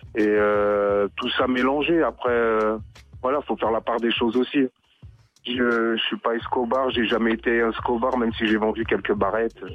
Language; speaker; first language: French; native; French